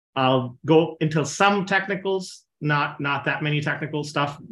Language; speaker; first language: English; non-native, local second language; Punjabi